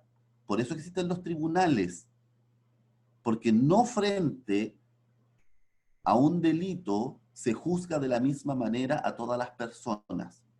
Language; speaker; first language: Spanish; native; Spanish